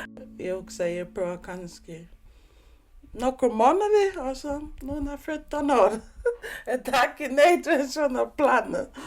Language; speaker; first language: Icelandic; non-native, learner; English